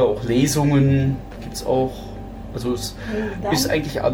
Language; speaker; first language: German; native; German